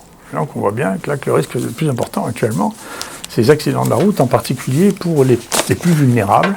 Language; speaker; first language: French; native; French